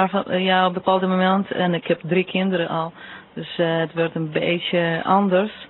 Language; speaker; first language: Dutch; non-native, fluent; Russian